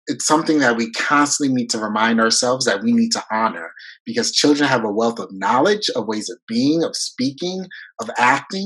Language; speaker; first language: English; early bilingual, other home language; French